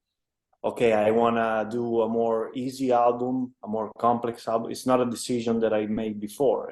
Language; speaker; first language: English; non-native, fluent; Italian